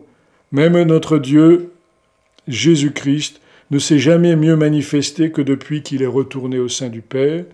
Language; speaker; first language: French; native; French